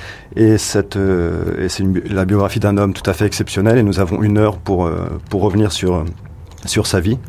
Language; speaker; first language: French; native; French